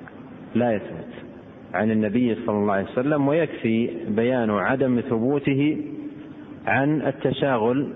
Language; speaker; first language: Arabic; native; Arabic